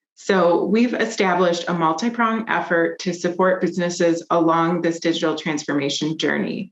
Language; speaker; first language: English; native; English